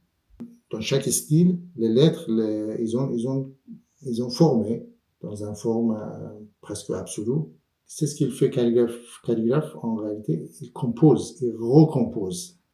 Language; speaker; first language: French; non-native, fluent; Persian